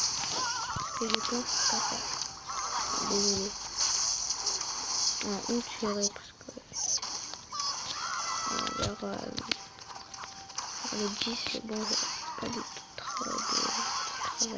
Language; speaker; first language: French; native; French